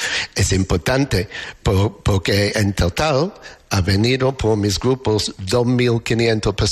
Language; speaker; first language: Spanish; non-native, fluent; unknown